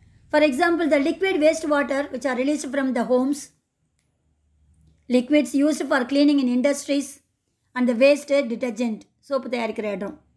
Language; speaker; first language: English; non-native, local second language; Tamil